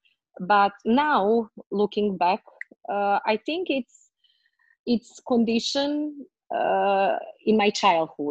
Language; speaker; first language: English; non-native, learner; Croatian